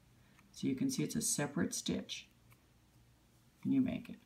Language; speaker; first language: English; native; English